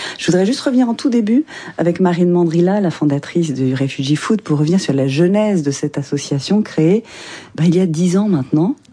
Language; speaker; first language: French; native; French